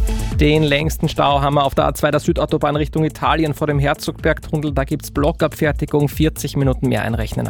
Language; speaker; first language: German; native; German